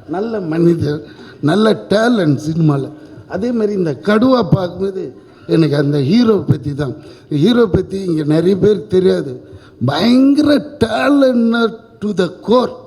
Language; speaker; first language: Tamil; native; Tamil